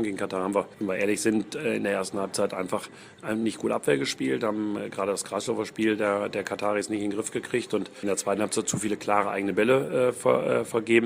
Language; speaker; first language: German; native; German